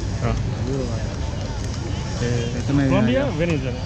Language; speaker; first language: Spanish; non-native, learner; English